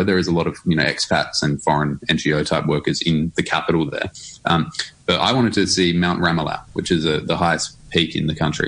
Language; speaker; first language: English; native; English